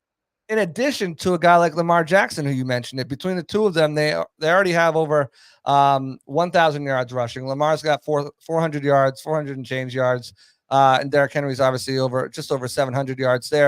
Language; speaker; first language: English; native; English